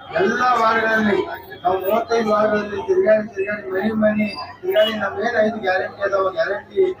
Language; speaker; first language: Kannada; native; Kannada